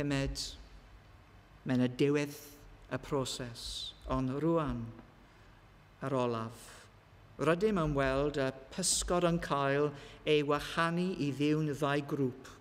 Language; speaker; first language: Welsh; non-native, learner; English